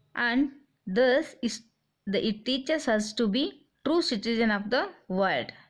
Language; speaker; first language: English; non-native, local second language; Kannada